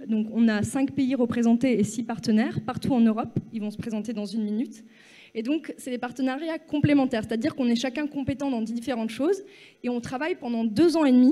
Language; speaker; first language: French; native; French